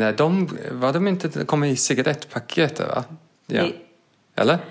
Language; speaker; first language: Swedish; non-native, fluent; English